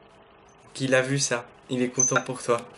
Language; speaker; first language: French; native; French